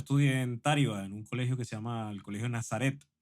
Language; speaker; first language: Spanish; native; Spanish